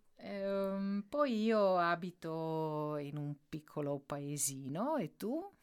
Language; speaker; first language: Italian; non-native, fluent; Dutch